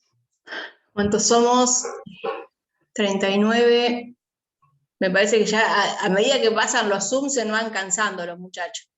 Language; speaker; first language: Spanish; native; Spanish